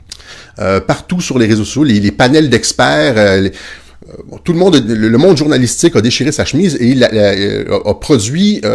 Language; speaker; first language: French; native; French